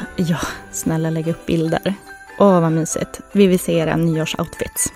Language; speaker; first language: Swedish; native; Swedish